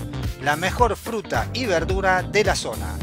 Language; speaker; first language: Spanish; native; Spanish